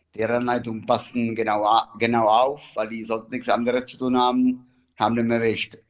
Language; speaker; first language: German; non-native, fluent; Czech